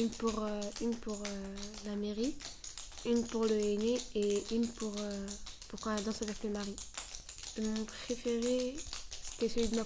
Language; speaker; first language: French; early bilingual, other home language; Arabic